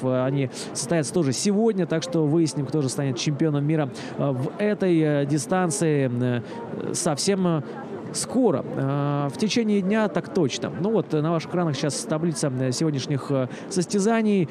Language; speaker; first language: Russian; native; Russian